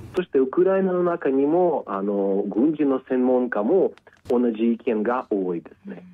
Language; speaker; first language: Japanese; non-native, fluent; Ukrainian